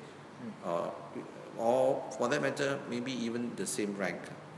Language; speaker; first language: English; non-native, local second language; Min Nan Chinese